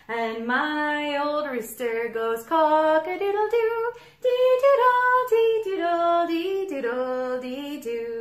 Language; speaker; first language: English; native; English